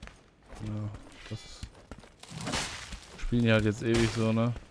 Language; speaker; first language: German; native; German